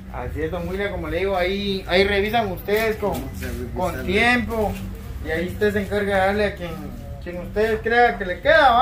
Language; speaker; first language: Spanish; native; Spanish